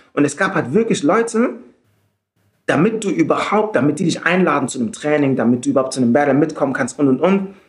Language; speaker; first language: German; native; German